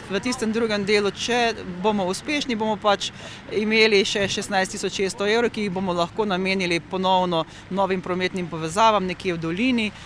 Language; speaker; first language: Slovenian; native; Slovenian